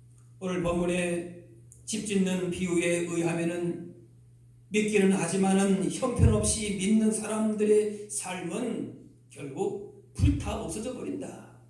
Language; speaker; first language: Korean; native; Korean